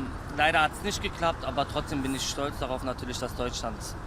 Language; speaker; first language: German; early bilingual, other home language; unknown